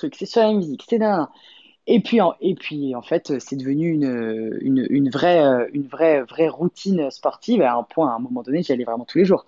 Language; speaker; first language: French; native; French